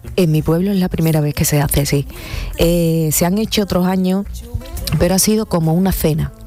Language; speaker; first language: Spanish; native; Spanish